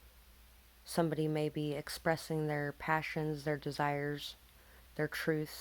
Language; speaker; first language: English; native; English